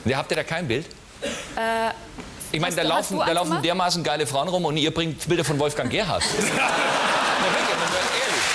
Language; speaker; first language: German; native; German